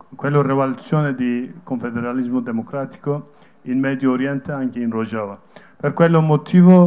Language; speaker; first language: Italian; non-native, learner; Kurdish